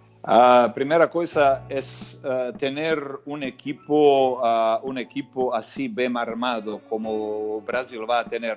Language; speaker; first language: Portuguese; non-native, learner; Croatian